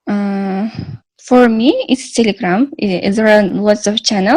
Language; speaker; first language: English; non-native, learner; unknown